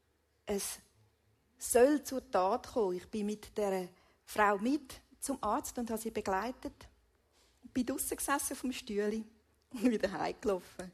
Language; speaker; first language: German; native; German